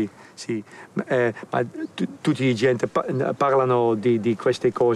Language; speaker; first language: Italian; non-native, learner; Dutch